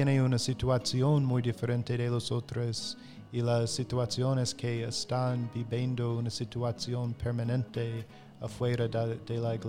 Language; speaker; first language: Spanish; non-native, fluent; English